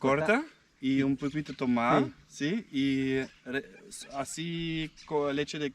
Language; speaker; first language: Spanish; non-native, learner; German